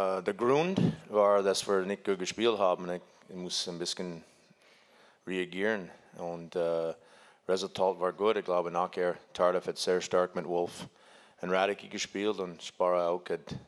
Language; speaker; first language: German; non-native, fluent; English